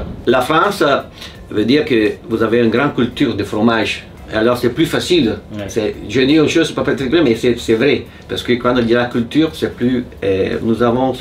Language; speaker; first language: French; non-native, fluent; Italian